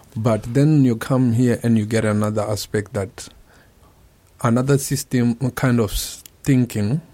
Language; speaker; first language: English; non-native, local second language; Tswana